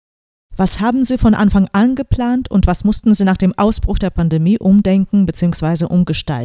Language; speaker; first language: German; native; German